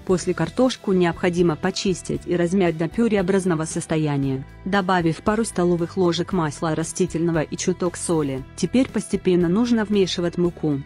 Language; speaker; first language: Russian; native; Russian